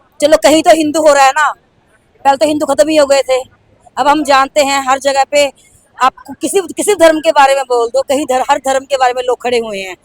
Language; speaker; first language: Hindi; native; Hindi